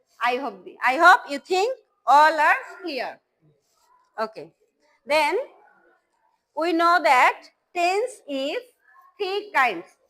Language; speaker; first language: English; non-native, local second language; Bangla